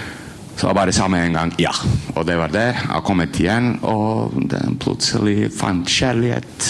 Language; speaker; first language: Norwegian; non-native, fluent; Croatian